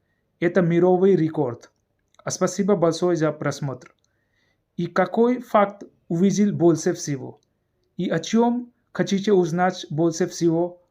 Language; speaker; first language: Russian; non-native, learner; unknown